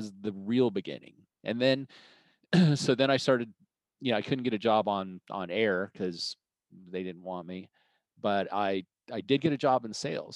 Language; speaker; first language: English; native; English